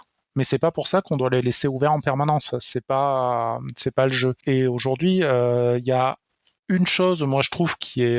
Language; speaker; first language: French; native; French